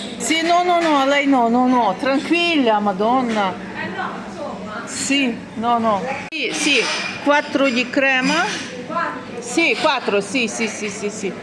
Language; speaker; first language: Italian; non-native, learner; Ukrainian